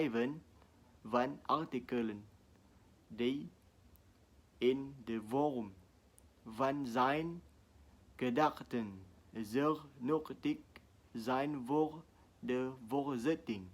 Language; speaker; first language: Dutch; non-native, learner; Indonesian